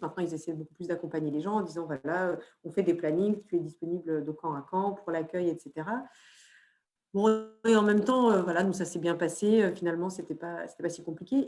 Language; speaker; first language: French; native; French